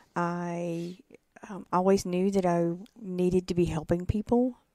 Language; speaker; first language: English; native; English